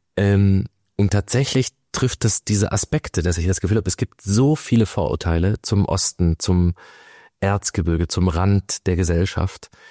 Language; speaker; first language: German; native; German